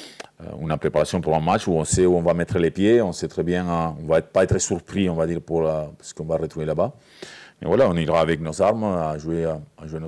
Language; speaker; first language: French; native; French